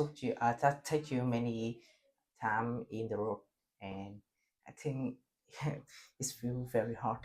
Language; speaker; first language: English; non-native, learner; Vietnamese